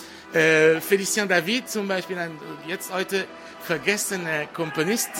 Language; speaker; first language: German; non-native, fluent; French